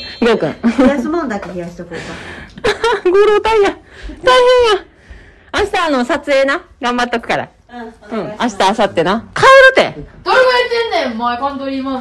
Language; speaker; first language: Japanese; native; Japanese